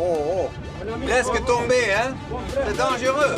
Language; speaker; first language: French; non-native, learner; Dutch